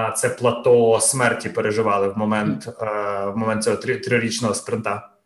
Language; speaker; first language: Ukrainian; non-native, local second language; Russian